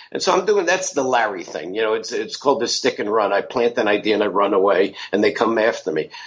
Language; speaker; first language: English; native; English